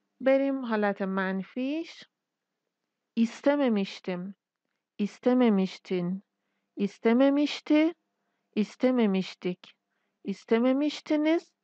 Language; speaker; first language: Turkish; non-native, fluent; Persian